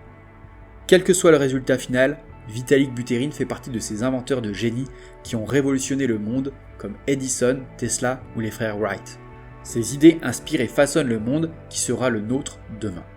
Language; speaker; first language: French; native; French